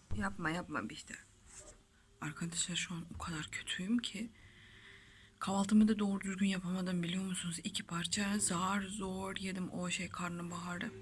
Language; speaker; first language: Turkish; non-native, fluent; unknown